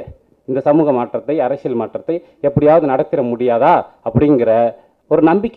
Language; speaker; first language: Tamil; native; Tamil